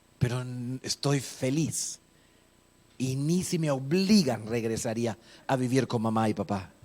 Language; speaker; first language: Spanish; non-native, fluent; German